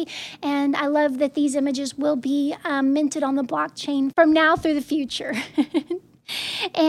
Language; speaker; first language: English; native; English